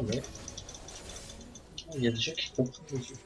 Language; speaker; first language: French; native; French